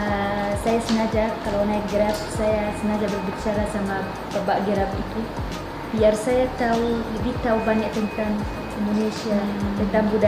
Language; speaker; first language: Indonesian; non-native, learner; Arabic